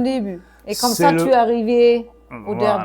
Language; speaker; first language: French; non-native, fluent; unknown